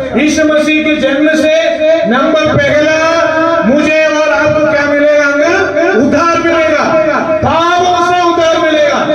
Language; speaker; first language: Hindi; non-native, local second language; Malayalam